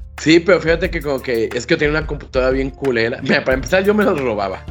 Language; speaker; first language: Spanish; native; Spanish